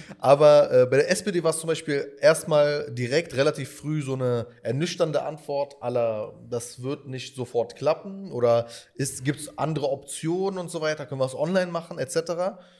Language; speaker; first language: German; early bilingual, other home language; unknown